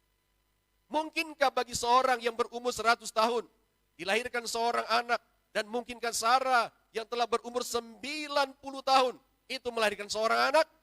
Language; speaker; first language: Indonesian; native; Indonesian